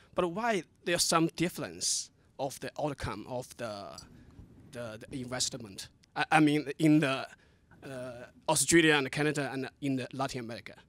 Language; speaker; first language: English; non-native, fluent; Chinese